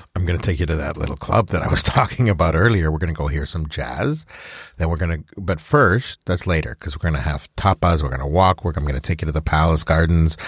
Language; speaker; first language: English; native; English